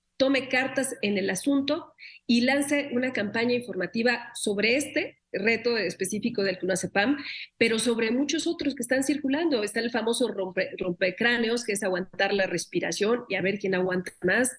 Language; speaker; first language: Spanish; native; Spanish